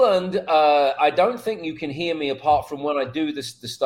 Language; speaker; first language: English; native; English